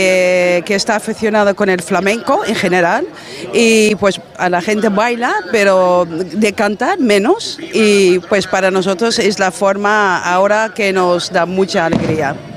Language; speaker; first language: Spanish; non-native, fluent; Dutch